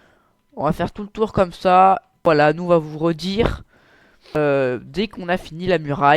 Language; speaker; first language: French; native; French